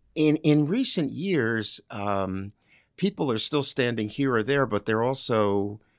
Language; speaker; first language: English; native; English